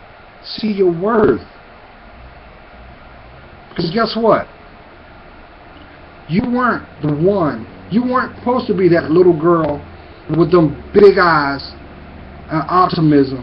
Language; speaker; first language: English; native; English